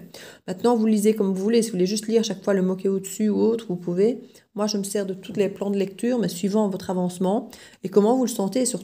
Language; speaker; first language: French; native; French